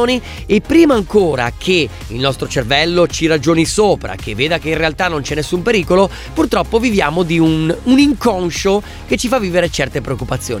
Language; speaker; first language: Italian; native; Italian